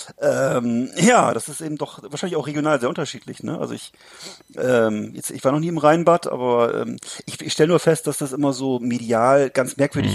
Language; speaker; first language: German; native; German